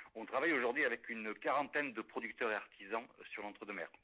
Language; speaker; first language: French; native; French